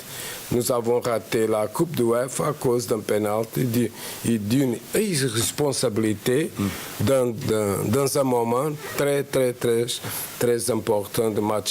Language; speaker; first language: French; non-native, fluent; Portuguese